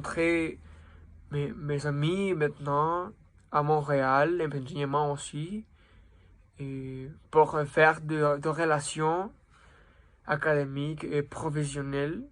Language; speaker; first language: French; non-native, learner; Spanish